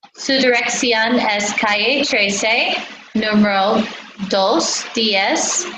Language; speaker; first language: Spanish; non-native, fluent; English